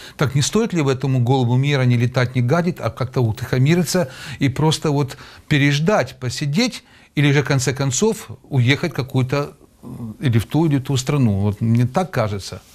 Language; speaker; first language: Russian; native; Russian